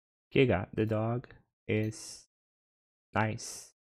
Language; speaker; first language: English; non-native, fluent; Portuguese